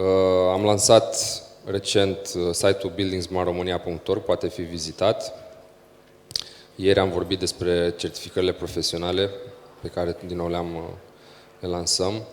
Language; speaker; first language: Romanian; native; Romanian